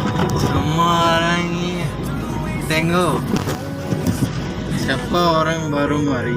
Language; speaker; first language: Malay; non-native, learner; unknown